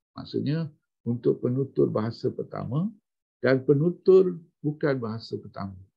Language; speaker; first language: Malay; native; Malay